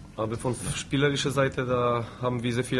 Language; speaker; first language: German; non-native, fluent; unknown